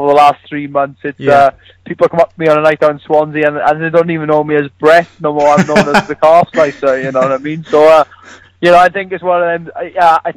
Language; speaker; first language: English; native; English